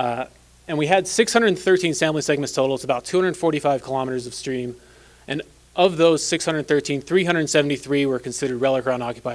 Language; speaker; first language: English; native; English